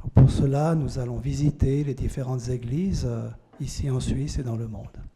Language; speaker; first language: French; native; French